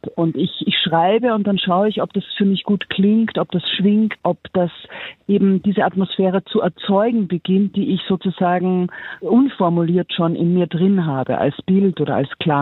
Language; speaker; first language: German; native; German